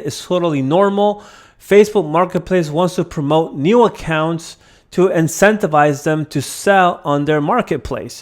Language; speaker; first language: English; native; English